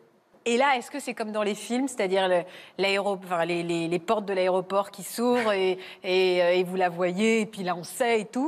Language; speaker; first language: French; native; French